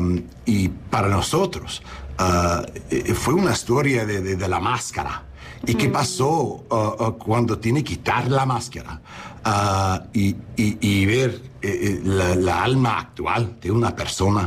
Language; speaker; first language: Spanish; non-native, learner; English